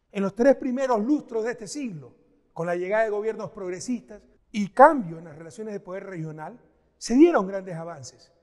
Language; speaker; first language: Spanish; native; Spanish